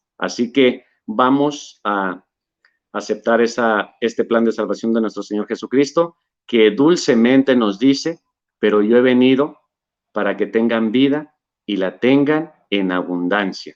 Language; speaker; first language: Spanish; native; Spanish